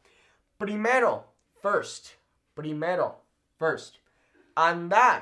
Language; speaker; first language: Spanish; non-native, fluent; English